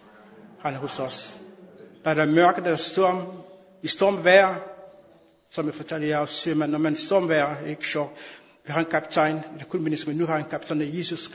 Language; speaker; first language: Danish; non-native, fluent; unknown